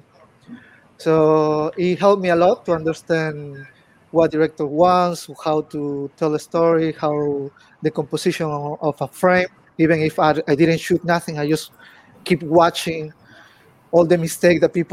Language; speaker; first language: English; non-native, fluent; Spanish